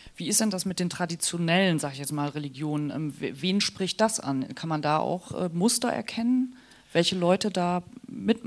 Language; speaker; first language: German; native; German